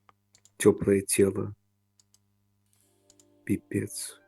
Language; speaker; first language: Russian; early bilingual, heritage; Russian